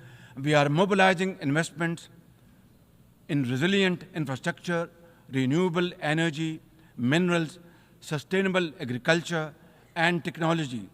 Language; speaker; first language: English; non-native, local second language; Urdu